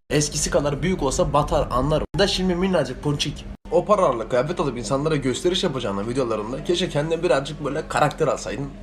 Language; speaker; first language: Turkish; native; Turkish